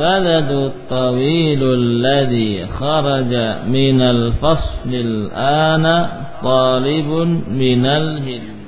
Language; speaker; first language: Arabic; non-native, learner; Indonesian